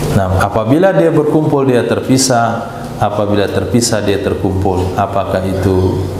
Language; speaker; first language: Malay; native; Malay